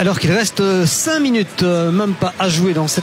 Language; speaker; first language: French; native; French